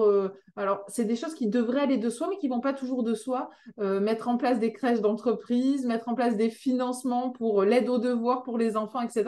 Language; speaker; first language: French; native; French